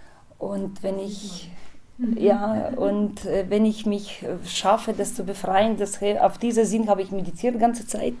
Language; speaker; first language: German; non-native, fluent; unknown